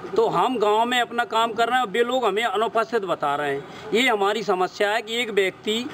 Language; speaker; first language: Hindi; native; Hindi